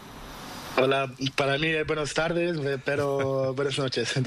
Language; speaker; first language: Spanish; non-native, learner; Portuguese